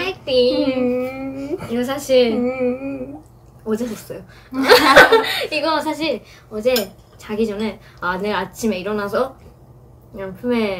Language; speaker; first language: Korean; non-native, fluent; Japanese